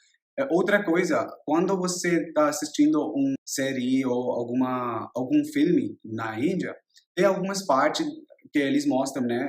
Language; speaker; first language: Portuguese; non-native, learner; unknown